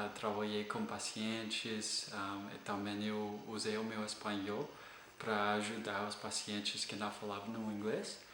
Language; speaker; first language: Portuguese; non-native, fluent; English